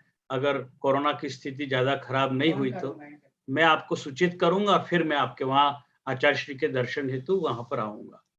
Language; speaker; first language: Hindi; native; Hindi